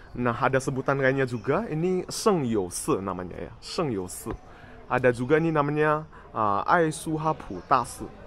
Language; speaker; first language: Indonesian; native; Indonesian